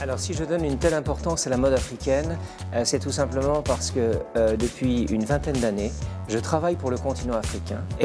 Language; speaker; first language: French; native; French